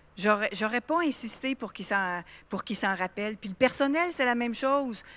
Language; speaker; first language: French; native; French